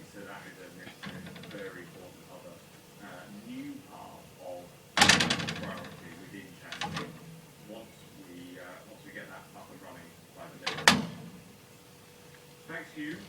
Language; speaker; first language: English; native; English